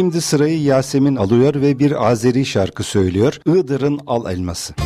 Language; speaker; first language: Turkish; native; Turkish